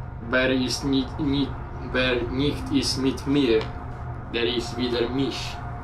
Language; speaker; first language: German; non-native, learner; Polish